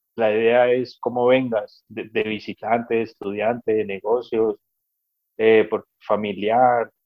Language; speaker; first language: Spanish; native; Spanish